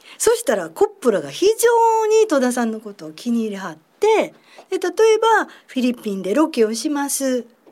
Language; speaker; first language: Japanese; native; Japanese